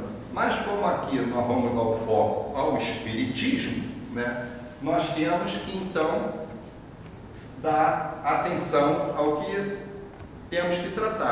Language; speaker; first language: Portuguese; native; Portuguese